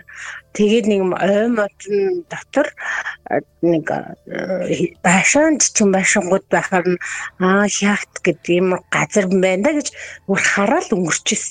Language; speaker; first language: Mongolian; native; Mongolian